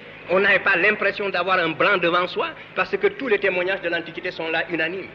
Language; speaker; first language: French; non-native, local second language; Wolof